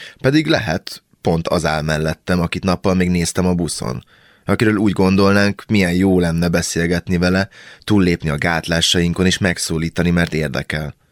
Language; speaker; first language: Hungarian; native; Hungarian